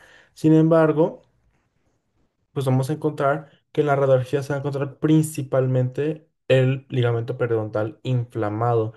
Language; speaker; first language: Spanish; native; Spanish